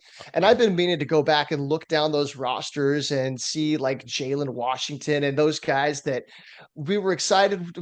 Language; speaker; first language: English; native; English